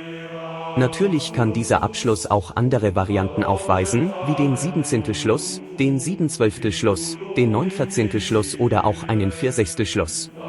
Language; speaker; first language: German; native; German